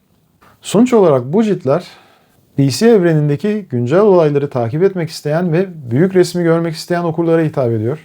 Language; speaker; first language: Turkish; native; Turkish